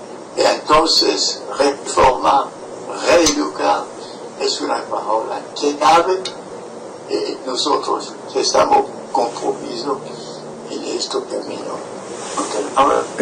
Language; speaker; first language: Spanish; non-native, fluent; French